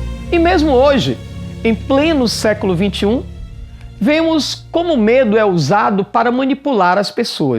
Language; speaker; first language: Portuguese; native; Portuguese